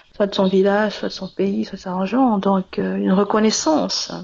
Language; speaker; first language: French; non-native, local second language; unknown